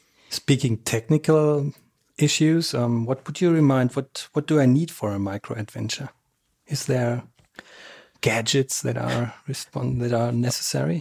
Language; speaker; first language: English; non-native, fluent; German